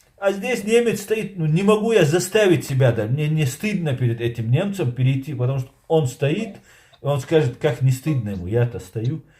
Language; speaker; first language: Russian; non-native, local second language; Chechen